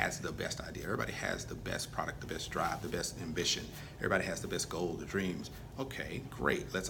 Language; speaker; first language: English; native; English